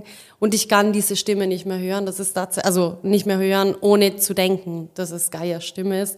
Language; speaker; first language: German; non-native, local second language; Italian